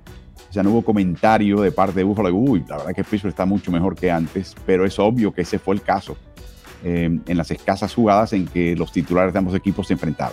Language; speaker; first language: Spanish; native; Spanish